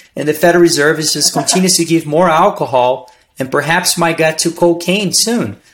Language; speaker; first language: English; non-native, fluent; Portuguese